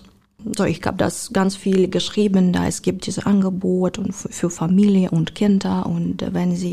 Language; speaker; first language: German; non-native, fluent; Ukrainian